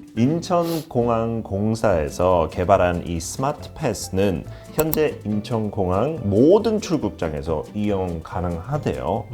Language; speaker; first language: Korean; non-native, fluent; English